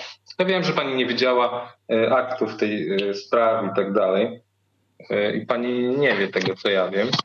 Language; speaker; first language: Polish; native; Polish